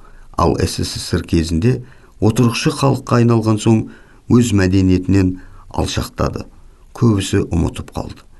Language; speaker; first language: Kazakh; native; Kazakh